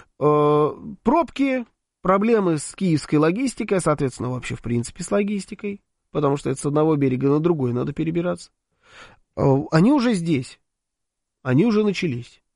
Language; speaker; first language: Russian; native; Russian